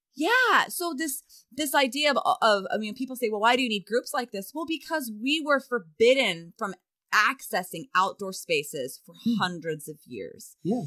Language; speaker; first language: English; native; English